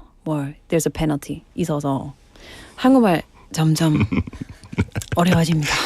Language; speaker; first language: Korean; non-native, learner; English